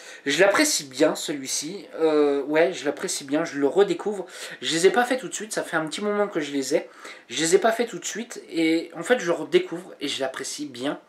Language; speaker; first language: French; native; French